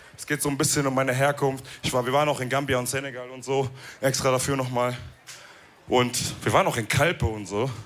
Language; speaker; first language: German; early bilingual, other home language; Wolof